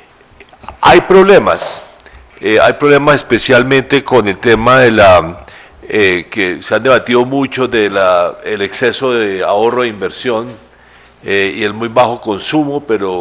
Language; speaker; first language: Spanish; native; Spanish